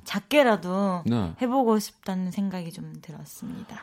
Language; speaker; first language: Korean; native; Korean